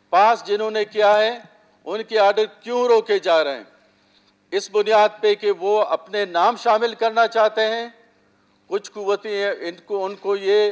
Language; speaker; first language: Urdu; non-native, local second language; Baluchi